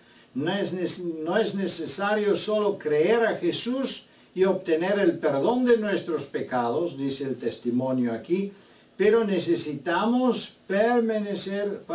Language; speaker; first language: Spanish; non-native, fluent; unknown